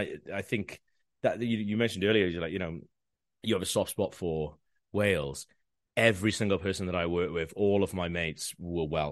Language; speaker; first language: English; non-native, local second language; Welsh